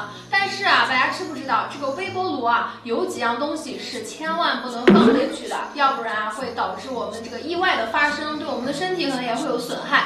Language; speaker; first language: Chinese; native; Chinese